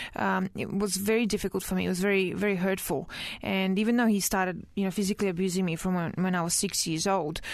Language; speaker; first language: English; early bilingual, other home language; Croatian